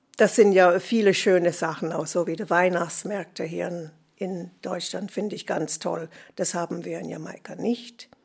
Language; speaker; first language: German; non-native, fluent; English